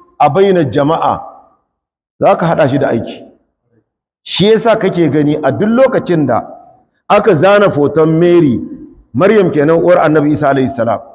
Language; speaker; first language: Hausa; non-native, local second language; Kanuri